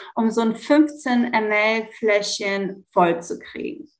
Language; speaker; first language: German; early bilingual, heritage; Greek